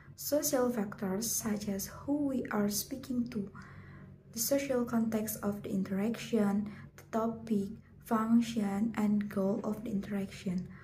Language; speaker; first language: English; non-native, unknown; Indonesian